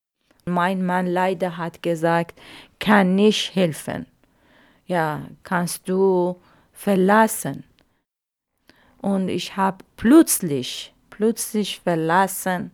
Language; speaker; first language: German; non-native, learner; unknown